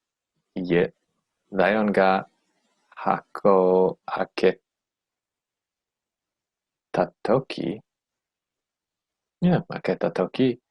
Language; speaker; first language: Japanese; non-native, learner; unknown